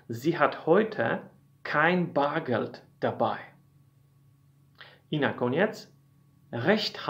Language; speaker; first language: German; non-native, fluent; Polish